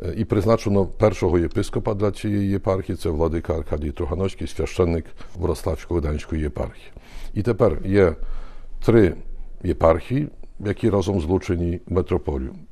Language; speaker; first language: Ukrainian; early bilingual, heritage; Ukrainian